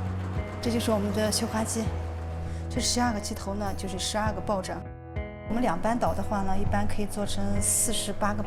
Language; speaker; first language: Chinese; native; Chinese